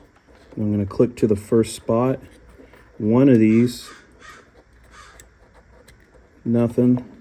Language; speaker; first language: English; native; English